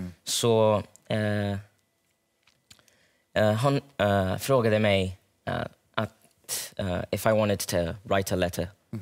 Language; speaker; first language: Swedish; early bilingual, heritage; Swedish